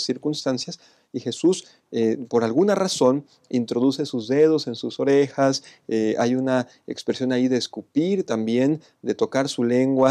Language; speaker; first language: Spanish; native; Spanish